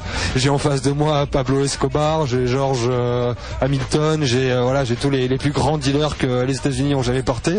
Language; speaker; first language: French; native; French